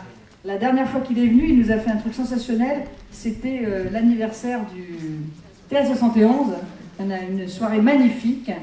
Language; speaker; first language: French; native; French